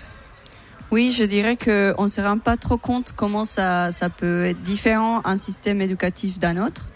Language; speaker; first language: French; non-native, fluent; Spanish